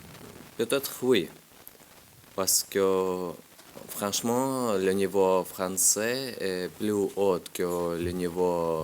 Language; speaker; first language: French; non-native, learner; Russian